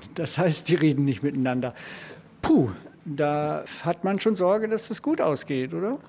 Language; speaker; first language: German; native; German